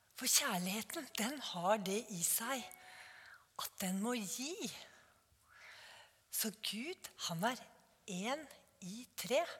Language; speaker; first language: Norwegian; native; Norwegian